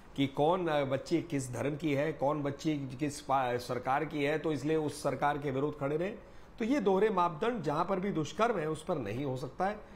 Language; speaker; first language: Hindi; native; Hindi